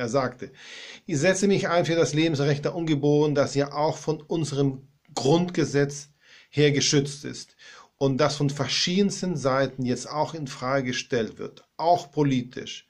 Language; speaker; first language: German; native; German